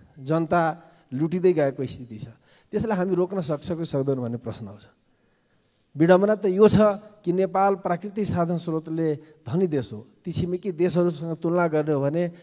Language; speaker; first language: Nepali; non-native, local second language; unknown